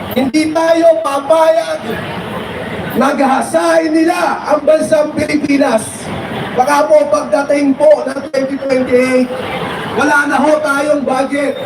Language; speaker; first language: Filipino; native; Filipino